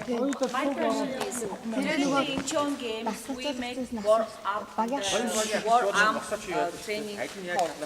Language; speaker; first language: English; non-native, learner; Mongolian